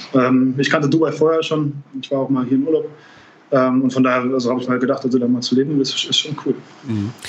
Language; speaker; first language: German; native; German